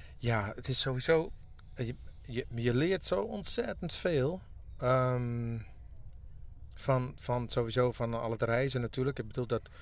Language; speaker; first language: Dutch; non-native, local second language; Western Frisian